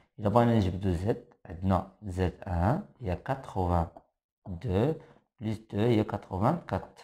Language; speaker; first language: French; non-native, local second language; Arabic